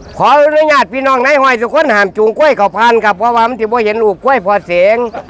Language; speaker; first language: Thai; native; Thai